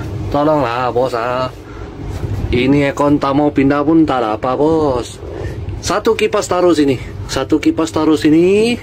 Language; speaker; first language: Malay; non-native, local second language; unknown